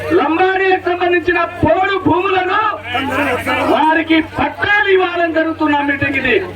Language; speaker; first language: Telugu; non-native, local second language; Lambadi